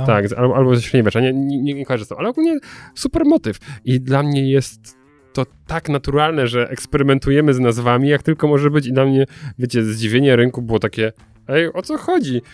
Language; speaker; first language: Polish; native; Polish